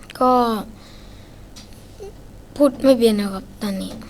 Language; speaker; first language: Thai; non-native, learner; Shan